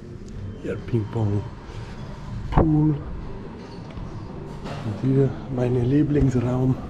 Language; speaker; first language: German; non-native, learner; Danish